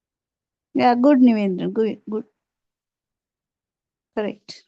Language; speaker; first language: English; non-native, local second language; Tamil